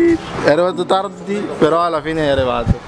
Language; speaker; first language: Italian; non-native, learner; Filipino